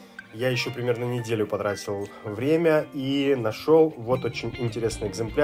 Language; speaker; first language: Russian; native; Russian